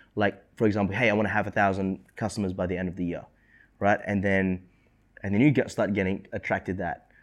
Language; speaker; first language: English; early bilingual, other home language; Indonesian